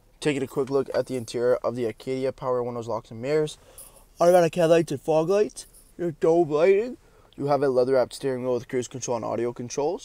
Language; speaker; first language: English; native; English